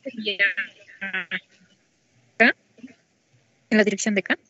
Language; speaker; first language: Spanish; native; Spanish